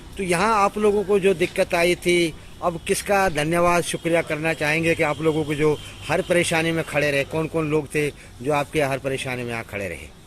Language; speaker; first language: Hindi; native; Hindi